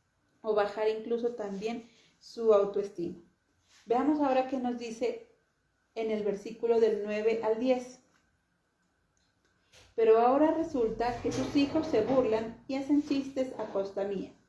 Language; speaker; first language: Spanish; native; Spanish